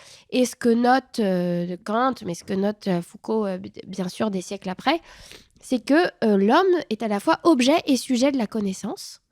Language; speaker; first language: French; native; French